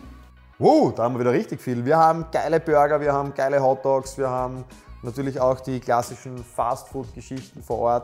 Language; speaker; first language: German; native; German